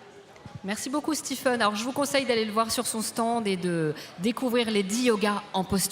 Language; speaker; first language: French; native; French